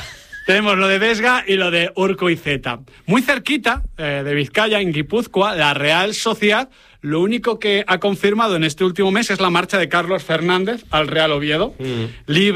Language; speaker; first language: Spanish; native; Spanish